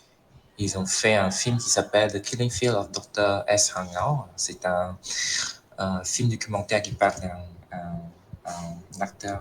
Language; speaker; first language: French; non-native, fluent; Khmer